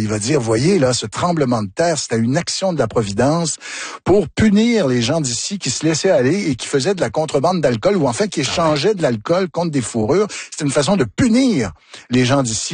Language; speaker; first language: French; native; French